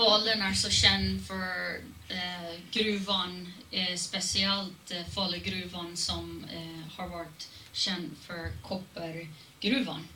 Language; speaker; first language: Swedish; non-native, fluent; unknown